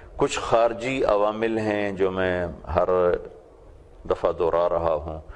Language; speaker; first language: Urdu; non-native, local second language; Punjabi